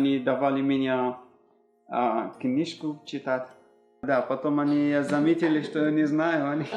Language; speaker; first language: Russian; non-native, learner; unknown